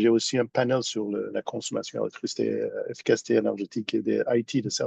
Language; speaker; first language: French; non-native, fluent; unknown